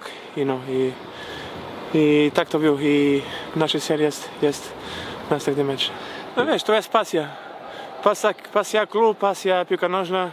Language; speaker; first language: Polish; non-native, learner; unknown